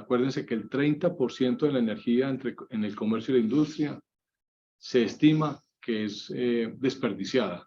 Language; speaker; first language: Spanish; native; Spanish